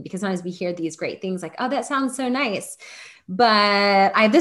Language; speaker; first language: English; native; English